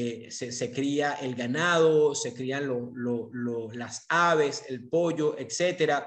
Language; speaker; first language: Spanish; native; Spanish